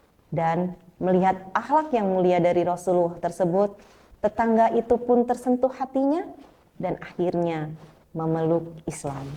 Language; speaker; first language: Indonesian; native; Indonesian